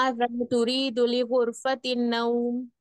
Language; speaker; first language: Arabic; non-native, learner; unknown